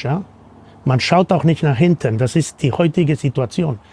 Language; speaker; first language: German; non-native, fluent; Spanish